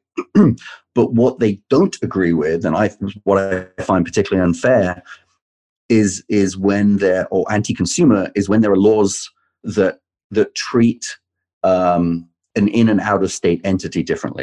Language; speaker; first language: English; native; English